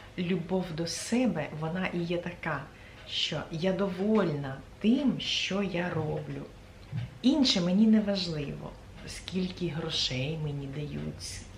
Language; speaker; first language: Ukrainian; native; Ukrainian